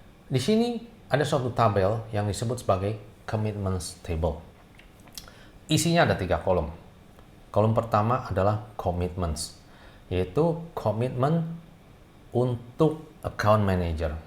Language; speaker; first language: Indonesian; native; Indonesian